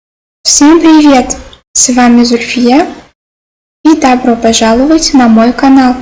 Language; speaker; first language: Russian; non-native, local second language; Uzbek